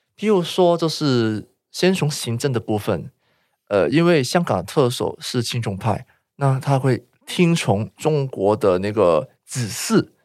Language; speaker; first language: Chinese; non-native, local second language; Cantonese